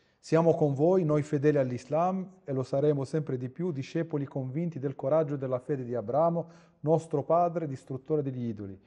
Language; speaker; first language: Italian; non-native, fluent; Arabic